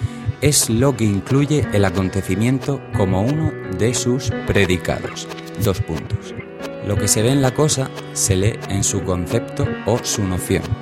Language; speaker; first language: Spanish; native; Spanish